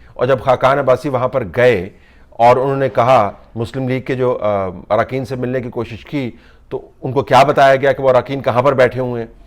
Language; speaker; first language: Urdu; native; Urdu